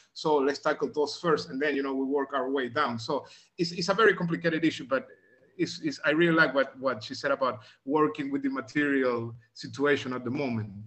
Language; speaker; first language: English; non-native, fluent; Spanish